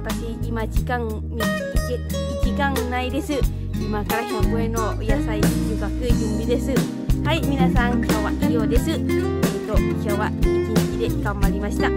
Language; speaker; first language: Japanese; non-native, learner; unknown